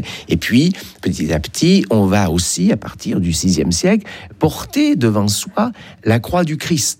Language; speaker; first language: French; native; French